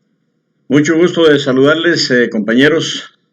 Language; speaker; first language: Spanish; native; Spanish